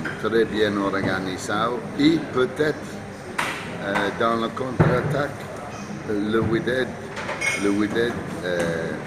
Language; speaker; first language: French; non-native, learner; English